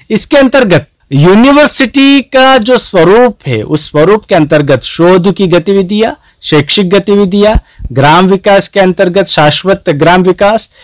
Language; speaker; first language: Hindi; non-native, local second language; Gujarati